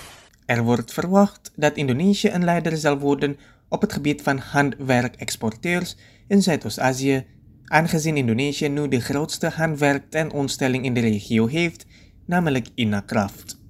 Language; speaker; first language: Dutch; non-native, fluent; Indonesian